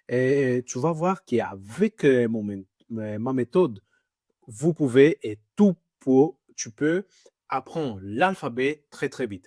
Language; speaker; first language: French; non-native, fluent; Greek